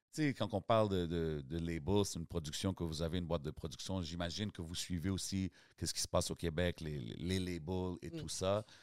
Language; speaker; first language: French; native; French